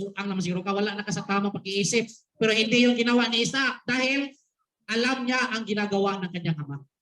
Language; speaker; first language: Filipino; non-native, local second language; Cebuano